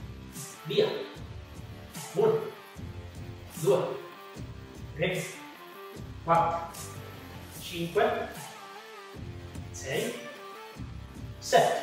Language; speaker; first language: Italian; native; Italian